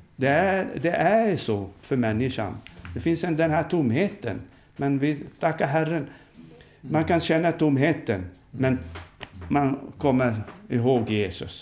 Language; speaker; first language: Swedish; non-native, fluent; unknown